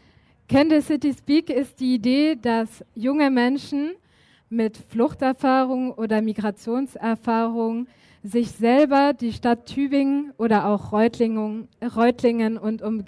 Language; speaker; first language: German; native; German